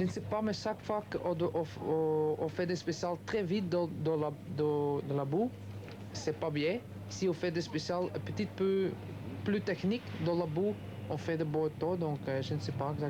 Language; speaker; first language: French; non-native, local second language; Dutch